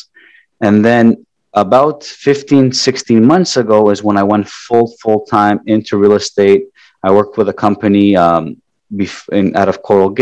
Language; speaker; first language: English; native; English